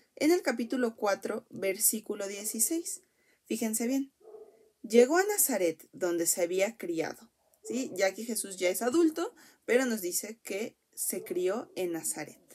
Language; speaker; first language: Spanish; native; Spanish